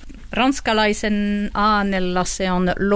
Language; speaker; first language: Finnish; non-native, fluent; French